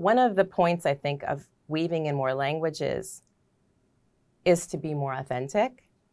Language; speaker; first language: English; native; English